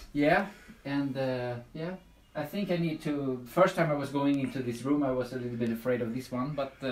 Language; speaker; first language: English; non-native, fluent; Swedish